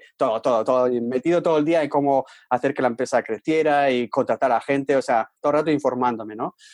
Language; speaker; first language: Spanish; native; Spanish